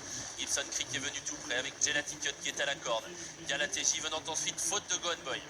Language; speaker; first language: French; native; French